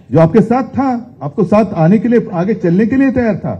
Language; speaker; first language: Hindi; non-native, local second language; Marathi